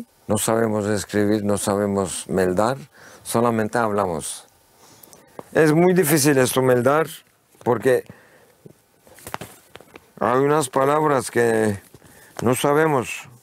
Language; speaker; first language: Spanish; early bilingual, heritage; Ladino